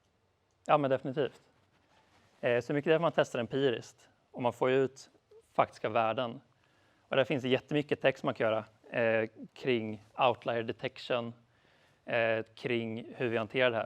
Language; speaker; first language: Swedish; native; Swedish